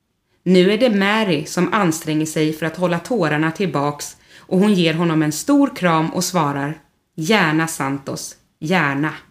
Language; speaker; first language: Swedish; native; Swedish